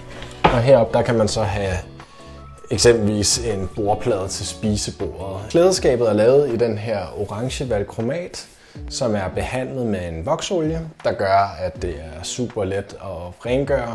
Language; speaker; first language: Danish; native; Danish